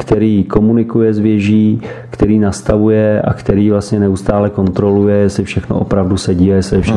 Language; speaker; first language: Czech; native; Czech